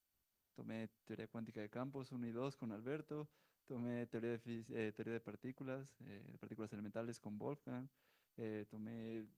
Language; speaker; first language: Spanish; native; Spanish